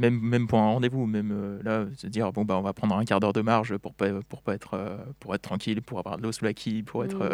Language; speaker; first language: French; native; French